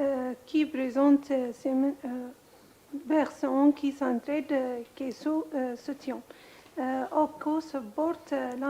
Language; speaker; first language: French; non-native, learner; Arabic